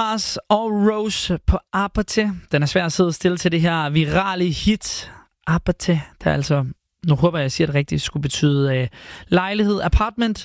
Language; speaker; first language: Danish; native; Danish